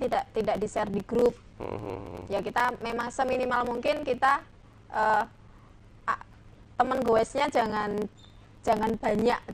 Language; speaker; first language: Indonesian; native; Indonesian